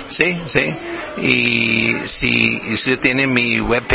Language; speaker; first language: Spanish; non-native, fluent; English